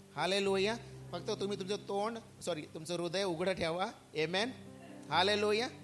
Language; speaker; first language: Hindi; non-native, local second language; Marathi